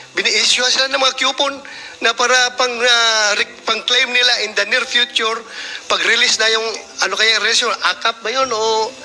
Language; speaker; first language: Filipino; native; Filipino